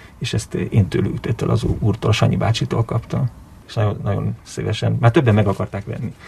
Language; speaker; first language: Hungarian; native; Hungarian